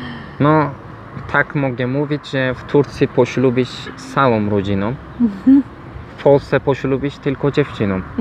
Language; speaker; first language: Polish; non-native, learner; Turkish